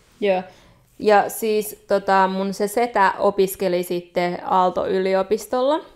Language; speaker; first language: Finnish; early bilingual, other home language; Nepali